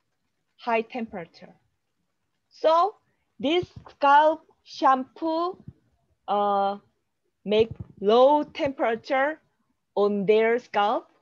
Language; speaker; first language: English; non-native, learner; Korean